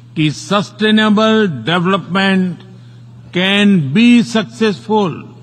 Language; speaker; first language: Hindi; non-native, local second language; Gujarati